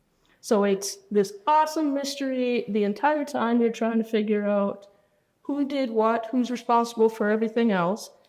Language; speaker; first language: English; native; English